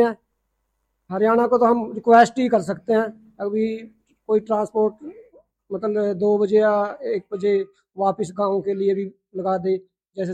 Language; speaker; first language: Hindi; native; Hindi